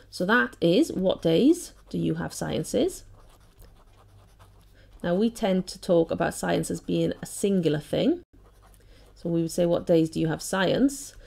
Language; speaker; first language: English; native; English